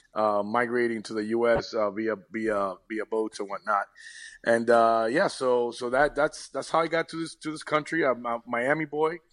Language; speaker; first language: English; early bilingual, other home language; Spanish